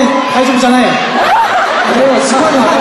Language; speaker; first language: Japanese; non-native, learner; Korean